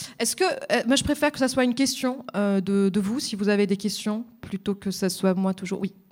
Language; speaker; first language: French; non-native, local second language; Arabic